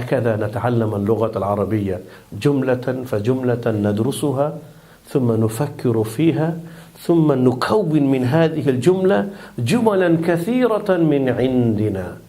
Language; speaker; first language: Arabic; non-native, fluent; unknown